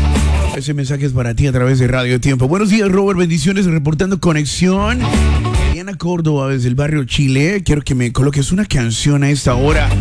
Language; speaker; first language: Spanish; native; Spanish